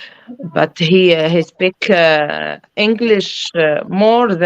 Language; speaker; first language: English; non-native, learner; French